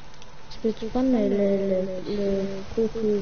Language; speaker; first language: French; native; French